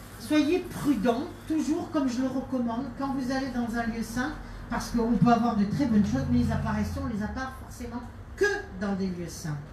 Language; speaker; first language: French; native; French